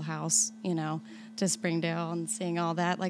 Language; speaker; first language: English; native; English